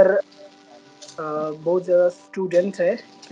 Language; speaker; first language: Hindi; non-native, learner; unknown